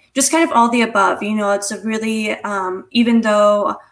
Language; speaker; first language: English; native; English